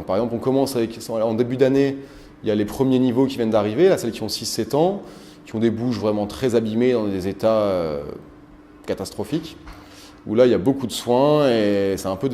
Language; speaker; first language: French; native; French